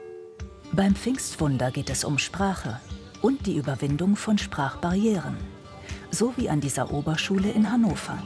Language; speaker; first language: German; native; German